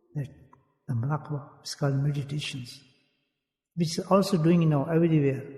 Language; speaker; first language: English; non-native, local second language; Urdu